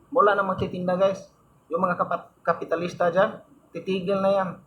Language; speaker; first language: Filipino; non-native, local second language; Cebuano